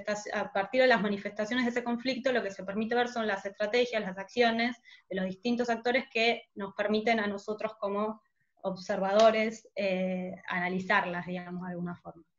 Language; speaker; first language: Spanish; native; Spanish